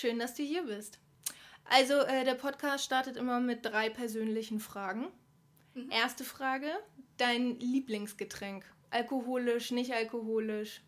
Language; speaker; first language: German; native; German